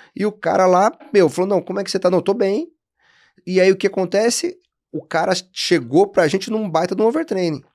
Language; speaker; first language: Portuguese; native; Portuguese